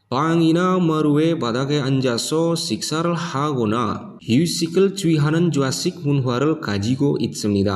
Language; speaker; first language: Korean; non-native, fluent; Indonesian